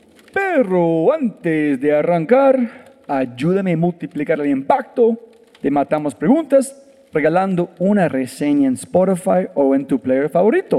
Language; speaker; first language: Spanish; non-native, fluent; English